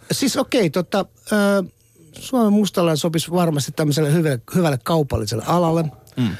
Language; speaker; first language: Finnish; native; Finnish